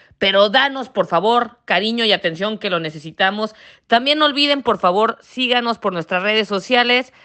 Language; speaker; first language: Spanish; native; Spanish